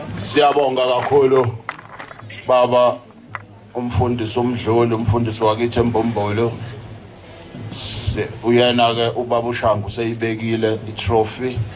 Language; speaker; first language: Zulu; non-native, local second language; Xhosa